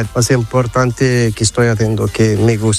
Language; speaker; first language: Spanish; non-native, learner; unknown